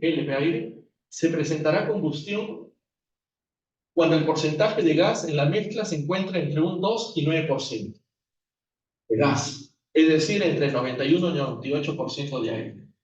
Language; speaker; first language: Spanish; native; Spanish